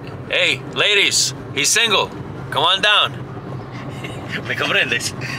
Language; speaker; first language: English; native; English